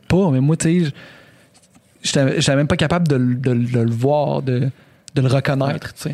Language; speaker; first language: French; native; French